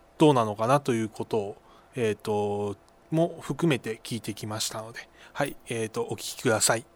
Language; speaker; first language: Japanese; native; Japanese